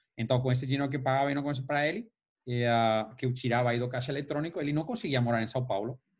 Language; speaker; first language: Portuguese; non-native, fluent; Spanish